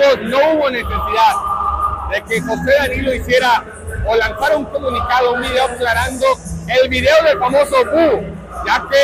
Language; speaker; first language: Spanish; native; Spanish